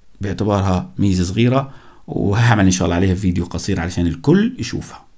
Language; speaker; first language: Arabic; native; Arabic